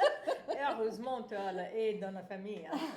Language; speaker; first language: French; non-native, fluent; English